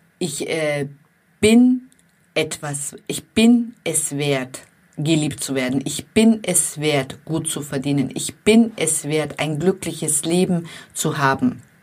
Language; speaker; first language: German; non-native, fluent; Turkish